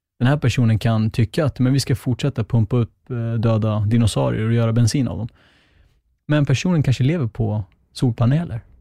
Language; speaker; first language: Swedish; early bilingual, other home language; Kurdish